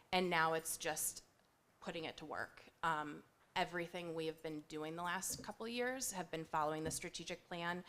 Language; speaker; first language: English; native; English